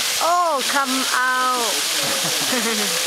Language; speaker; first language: English; non-native, learner; Thai